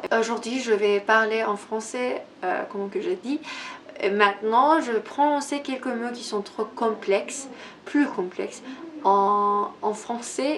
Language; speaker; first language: French; non-native, learner; Persian